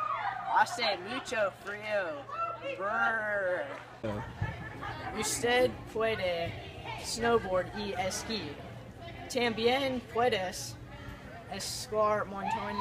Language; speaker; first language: Spanish; non-native, learner; English